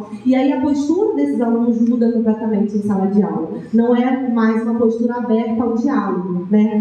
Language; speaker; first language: Portuguese; native; Portuguese